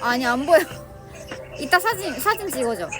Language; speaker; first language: Korean; non-native, learner; Japanese